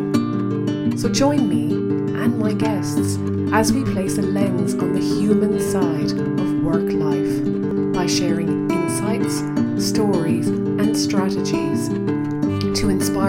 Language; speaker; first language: English; native; English